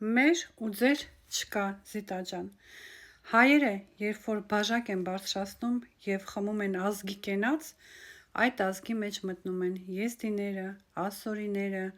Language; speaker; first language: Armenian; native; Armenian